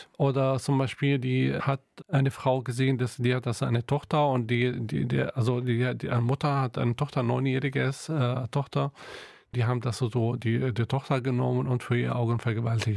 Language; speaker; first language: German; non-native, local second language; Arabic